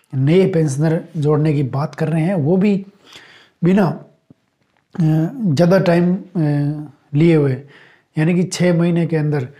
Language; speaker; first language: Hindi; native; Hindi